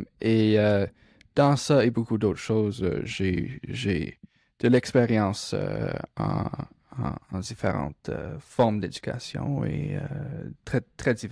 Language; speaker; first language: French; non-native, local second language; English